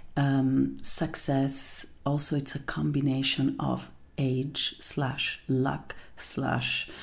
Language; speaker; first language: English; non-native, fluent; Italian